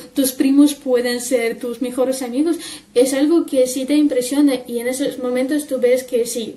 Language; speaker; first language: Spanish; non-native, fluent; Russian